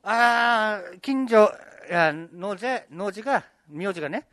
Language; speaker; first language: Japanese; native; Japanese